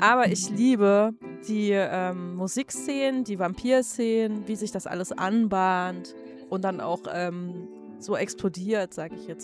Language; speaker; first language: German; native; German